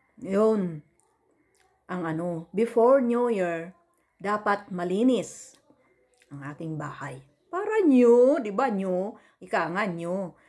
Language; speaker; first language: Filipino; native; Filipino